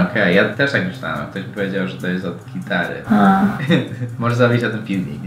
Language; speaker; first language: Polish; non-native, fluent; English